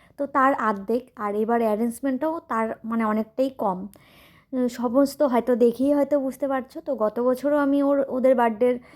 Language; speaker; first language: Bangla; native; Bangla